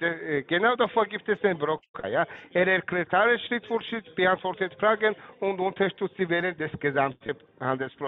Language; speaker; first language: German; non-native, learner; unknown